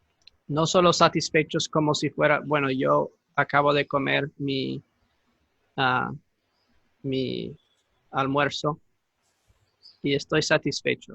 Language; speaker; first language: Spanish; non-native, fluent; English